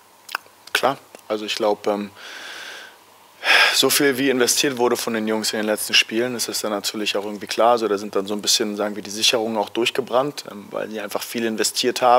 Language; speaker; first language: German; native; German